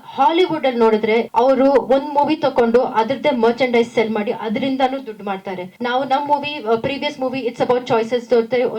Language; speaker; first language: Kannada; non-native, local second language; Tamil